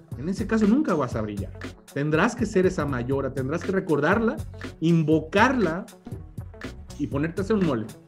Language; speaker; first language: Spanish; native; Spanish